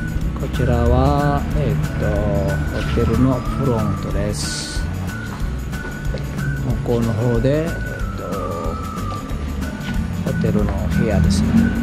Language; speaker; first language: Japanese; non-native, learner; Indonesian